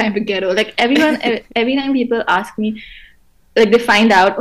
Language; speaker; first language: English; non-native, local second language; Hindi